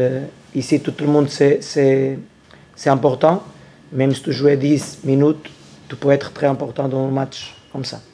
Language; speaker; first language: French; non-native, learner; Portuguese